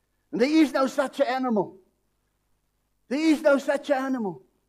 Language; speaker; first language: English; non-native, local second language; Afrikaans